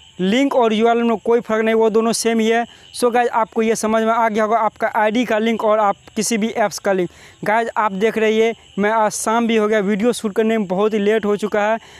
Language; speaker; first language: Hindi; native; Hindi